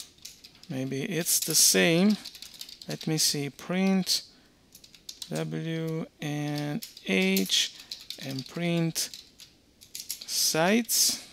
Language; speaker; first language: English; non-native, fluent; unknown